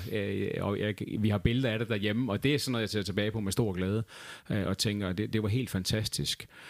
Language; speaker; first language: Danish; native; Danish